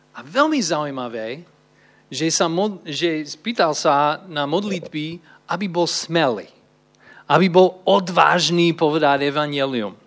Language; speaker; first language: Slovak; non-native, fluent; English